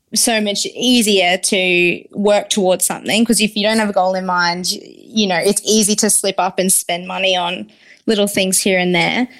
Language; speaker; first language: English; native; English